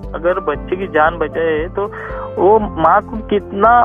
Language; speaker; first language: Hindi; non-native, local second language; Marathi